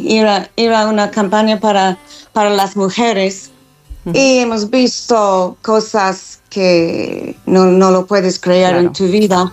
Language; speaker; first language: Spanish; non-native, learner; English